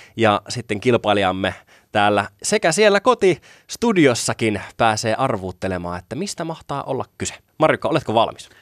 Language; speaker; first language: Finnish; native; Finnish